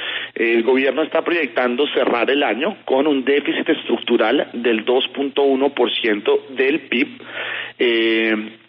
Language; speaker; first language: Spanish; native; Spanish